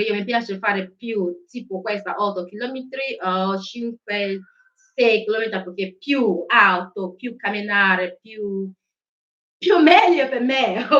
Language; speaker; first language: Italian; non-native, learner; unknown